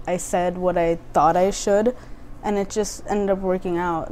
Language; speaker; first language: English; native; English